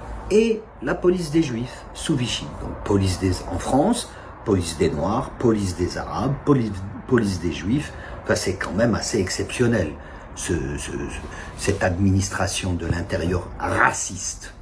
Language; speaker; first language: French; non-native, local second language; Kabyle